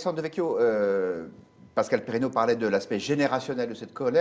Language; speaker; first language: French; native; French